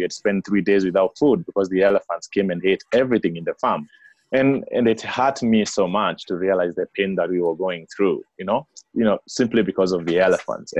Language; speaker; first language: English; non-native, local second language; Kikuyu